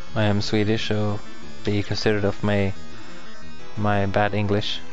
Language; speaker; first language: English; non-native, fluent; Swedish